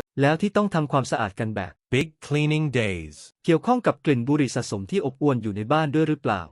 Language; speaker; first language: Thai; native; Thai